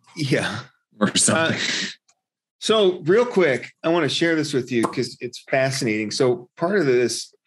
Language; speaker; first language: English; native; English